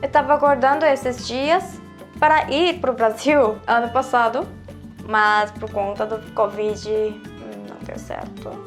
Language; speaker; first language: Portuguese; non-native, fluent; Korean